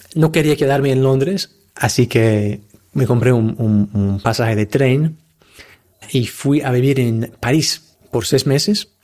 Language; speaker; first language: Spanish; non-native, fluent; English